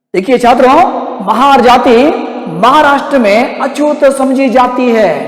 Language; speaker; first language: Hindi; non-native, local second language; Kannada